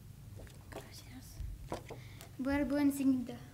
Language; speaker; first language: Spanish; non-native, learner; French